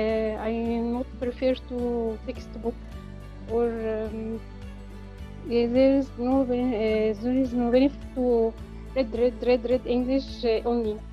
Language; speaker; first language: English; non-native, learner; Arabic